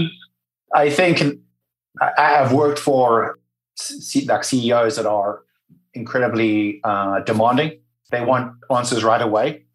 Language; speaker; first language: English; native; English